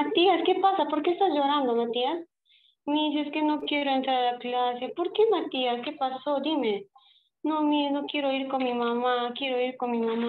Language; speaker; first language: Spanish; native; Spanish